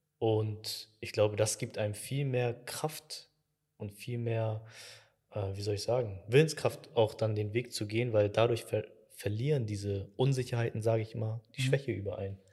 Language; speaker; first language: German; early bilingual, other home language; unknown